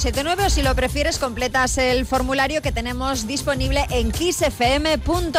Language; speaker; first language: Spanish; native; Spanish